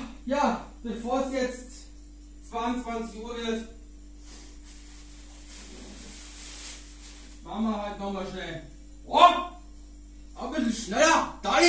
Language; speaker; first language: German; native; German